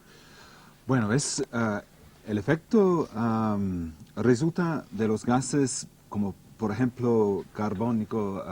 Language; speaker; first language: Spanish; non-native, fluent; English